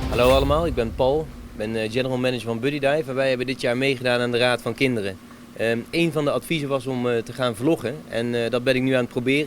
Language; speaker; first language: Dutch; native; Dutch